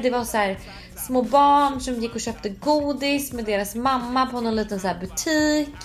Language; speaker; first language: Swedish; native; Swedish